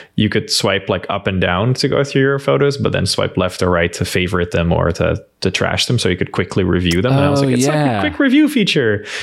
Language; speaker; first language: English; non-native, fluent; Dutch